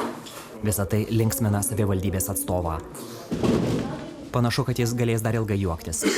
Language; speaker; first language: Lithuanian; native; Lithuanian